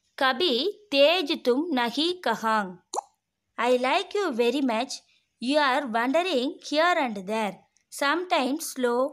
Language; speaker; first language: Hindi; non-native, local second language; Tamil